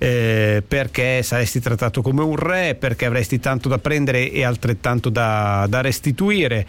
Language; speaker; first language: Italian; native; Italian